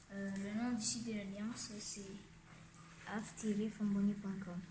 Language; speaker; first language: French; non-native, local second language; Comorian